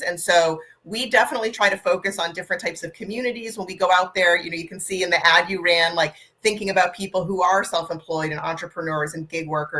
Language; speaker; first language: English; native; English